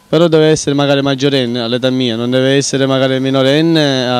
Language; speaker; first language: Italian; native; Italian